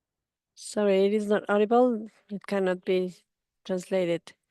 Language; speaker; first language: English; non-native, fluent; Spanish